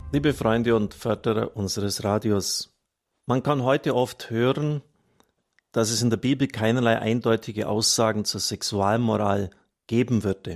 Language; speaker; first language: German; native; German